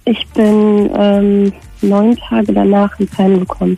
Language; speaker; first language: German; native; German